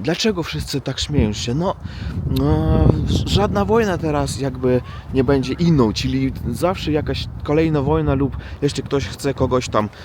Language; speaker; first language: Polish; non-native, fluent; Russian